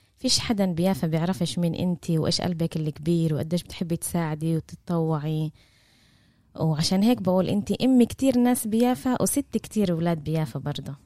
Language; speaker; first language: Arabic; native; Arabic